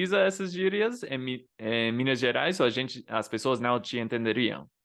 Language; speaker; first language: Portuguese; non-native, fluent; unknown